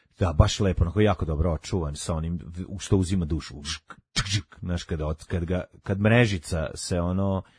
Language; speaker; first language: Serbian; native; Serbian